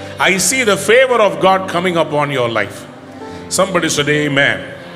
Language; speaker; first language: English; non-native, local second language; Tamil